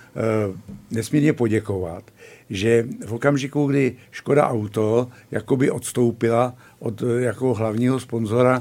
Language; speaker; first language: Czech; native; Czech